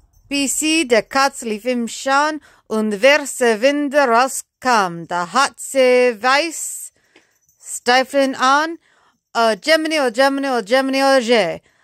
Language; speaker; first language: German; non-native, learner; English